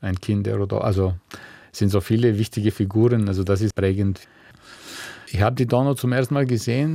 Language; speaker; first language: German; non-native, fluent; Bulgarian